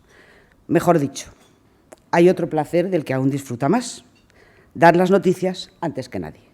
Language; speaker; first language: Spanish; native; Spanish